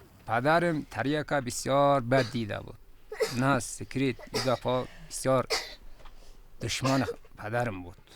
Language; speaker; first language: Persian; non-native, local second language; Kyrgyz